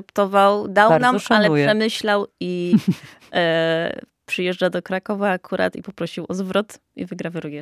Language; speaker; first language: Polish; native; Polish